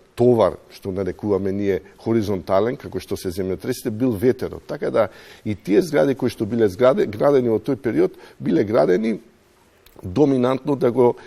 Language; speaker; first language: Macedonian; native; Macedonian